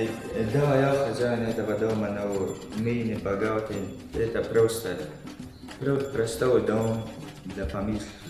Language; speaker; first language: Russian; non-native, local second language; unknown